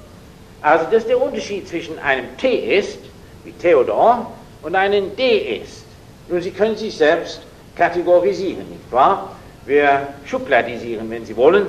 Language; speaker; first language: German; non-native, fluent; English